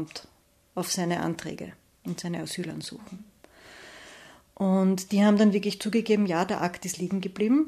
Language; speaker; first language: German; native; German